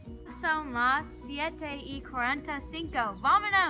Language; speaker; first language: Spanish; non-native, learner; English